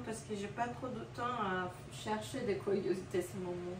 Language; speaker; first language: French; non-native, learner; Japanese